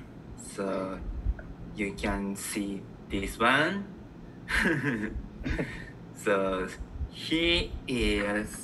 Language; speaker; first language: English; non-native, learner; Japanese